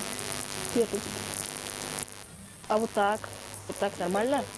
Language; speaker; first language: Russian; native; Russian